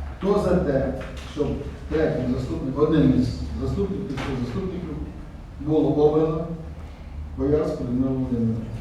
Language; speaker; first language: Ukrainian; native; Ukrainian